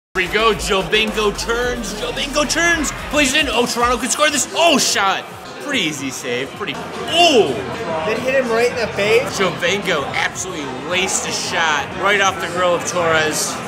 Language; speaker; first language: English; native; English